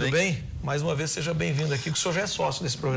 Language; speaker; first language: Portuguese; native; Portuguese